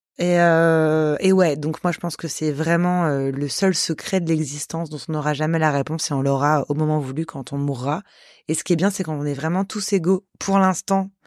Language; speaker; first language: French; native; French